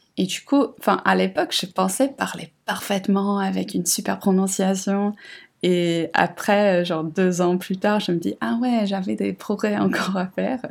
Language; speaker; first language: French; non-native, fluent; English